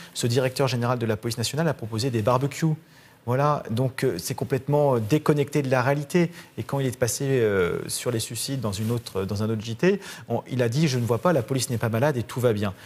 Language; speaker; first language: French; native; French